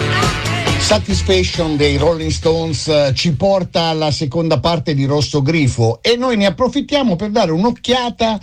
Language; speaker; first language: Italian; native; Italian